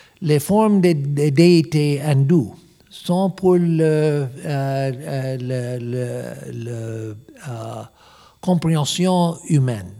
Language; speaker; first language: French; non-native, learner; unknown